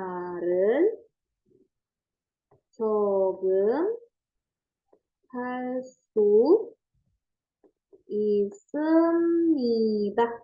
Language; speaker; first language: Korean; non-native, learner; Indonesian